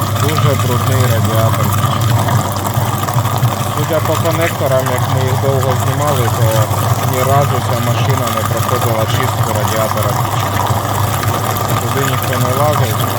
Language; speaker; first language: Ukrainian; native; Ukrainian